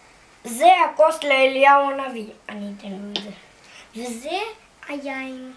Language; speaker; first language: Russian; early bilingual, heritage; Russian